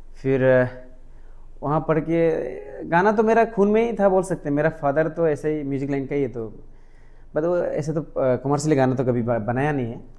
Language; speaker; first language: Hindi; non-native, local second language; Mising